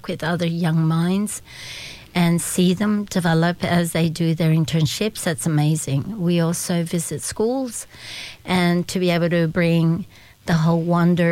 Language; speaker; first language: English; early bilingual, other home language; Spanish